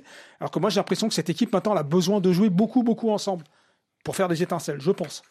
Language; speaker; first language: French; native; French